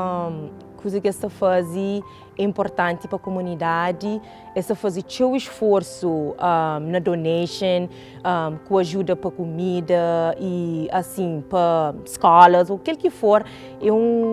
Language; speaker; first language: Portuguese; non-native, local second language; Kabuverdianu